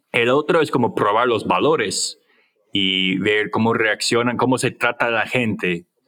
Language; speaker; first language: Spanish; non-native, fluent; English